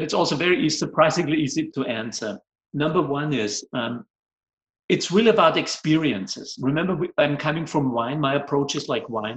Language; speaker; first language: English; non-native, fluent; German